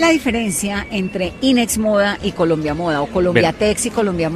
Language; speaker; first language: Spanish; native; Spanish